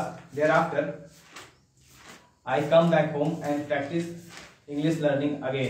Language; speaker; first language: English; non-native, learner; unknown